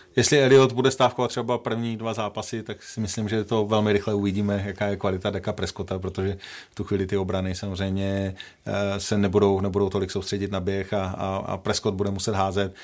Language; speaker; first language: Czech; native; Czech